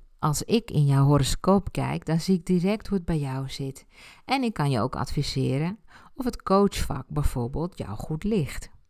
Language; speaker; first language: Dutch; early bilingual, other home language; Spanish